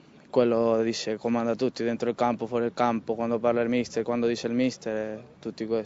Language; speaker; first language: Italian; non-native, learner; Spanish